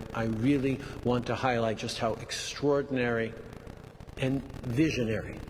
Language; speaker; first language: English; early bilingual, other home language; French